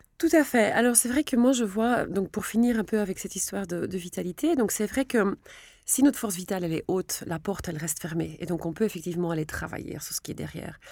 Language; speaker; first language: French; non-native, local second language; Dutch